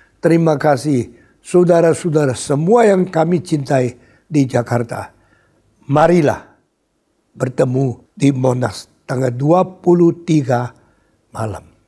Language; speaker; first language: Indonesian; non-native, fluent; Min Nan Chinese